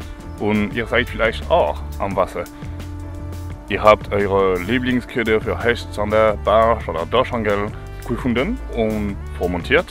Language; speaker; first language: German; non-native, fluent; French